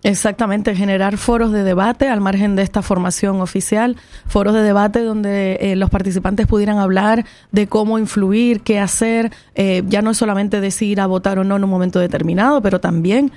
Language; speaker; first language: Spanish; native; Spanish